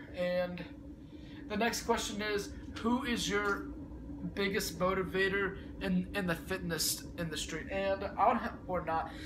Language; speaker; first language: English; early bilingual, other home language; Russian